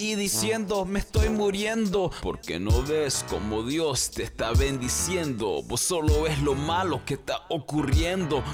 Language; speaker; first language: Spanish; early bilingual, heritage; Spanish